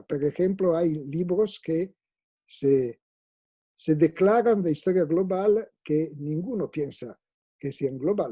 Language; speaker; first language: Spanish; non-native, fluent; Italian